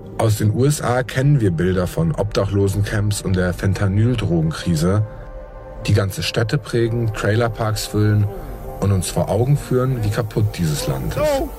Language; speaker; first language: German; native; German